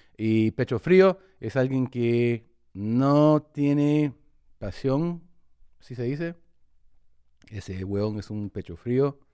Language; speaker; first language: Spanish; early bilingual, heritage; Spanish